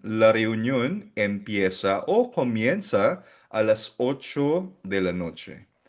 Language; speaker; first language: Spanish; non-native, fluent; Filipino